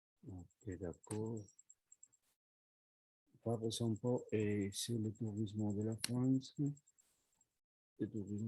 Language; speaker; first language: French; non-native, learner; Spanish